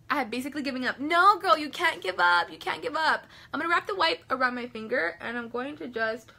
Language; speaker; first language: English; native; English